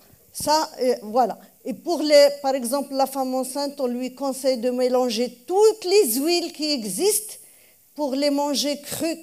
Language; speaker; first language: French; non-native, local second language; Arabic